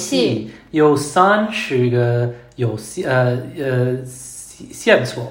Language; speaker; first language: Chinese; non-native, learner; English